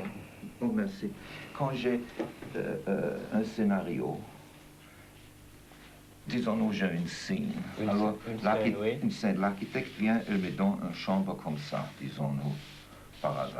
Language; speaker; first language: French; non-native, fluent; German